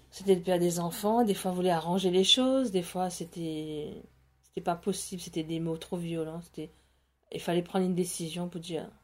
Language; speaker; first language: French; non-native, local second language; Morisyen